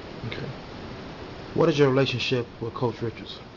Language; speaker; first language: English; native; English